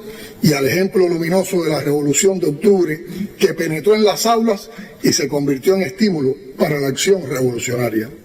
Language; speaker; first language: Spanish; native; Spanish